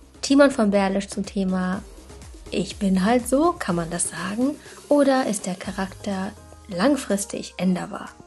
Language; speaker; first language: German; native; German